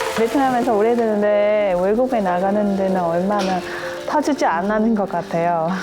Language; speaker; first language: Korean; non-native, fluent; Vietnamese